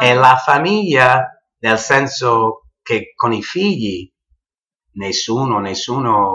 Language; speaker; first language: Italian; early bilingual, heritage; English